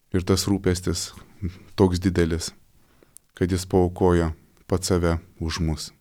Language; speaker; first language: Lithuanian; native; Lithuanian